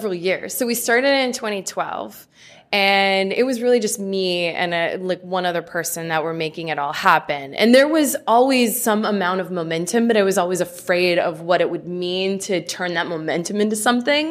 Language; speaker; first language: English; native; English